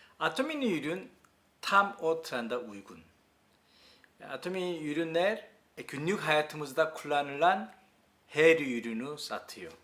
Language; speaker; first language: Turkish; non-native, learner; Korean